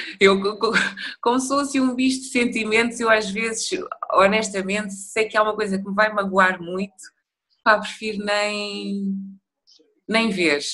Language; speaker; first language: Portuguese; early bilingual, other home language; Upper Guinea Crioulo